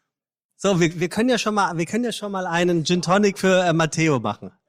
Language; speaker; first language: German; native; German